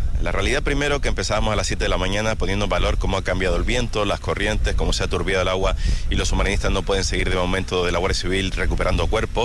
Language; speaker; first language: Spanish; native; Spanish